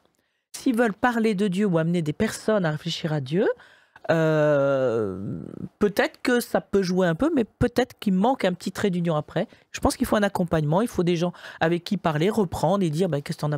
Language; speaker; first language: French; native; French